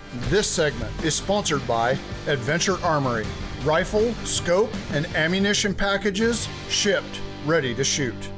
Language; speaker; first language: English; native; English